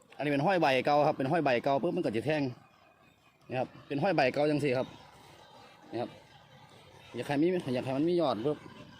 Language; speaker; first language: Thai; native; Thai